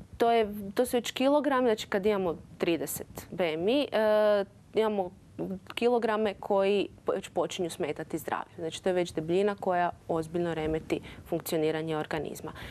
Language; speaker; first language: Croatian; native; Croatian